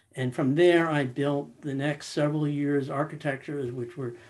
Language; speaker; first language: English; native; English